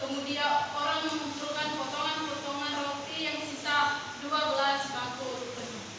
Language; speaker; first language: Indonesian; native; Indonesian